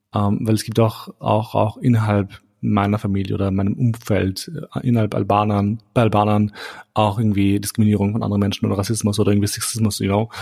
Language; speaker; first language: German; early bilingual, other home language; Albanian